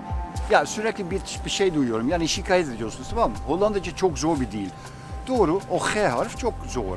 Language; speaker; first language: Turkish; non-native, fluent; Dutch